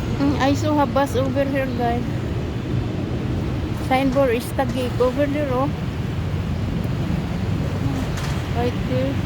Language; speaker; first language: English; non-native, learner; Filipino